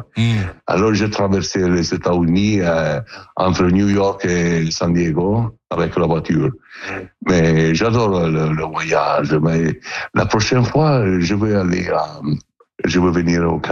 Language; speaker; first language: French; non-native, learner; Italian